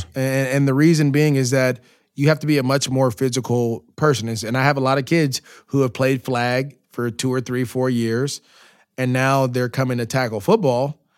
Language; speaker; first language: English; native; English